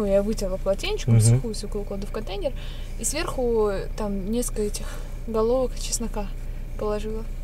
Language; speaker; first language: Russian; native; Russian